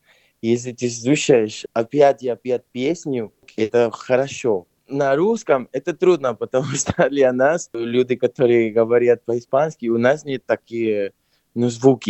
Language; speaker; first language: Russian; non-native, fluent; Spanish